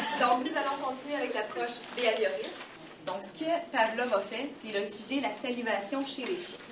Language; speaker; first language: French; native; French